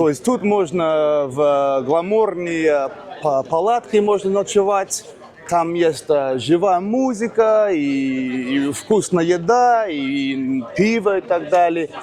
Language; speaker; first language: Russian; non-native, learner; English